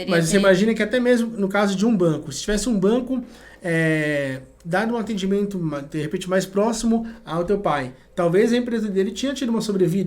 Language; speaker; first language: Portuguese; native; Portuguese